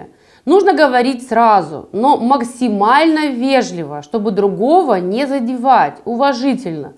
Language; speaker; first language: Russian; native; Russian